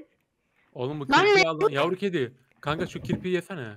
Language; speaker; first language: Turkish; native; Turkish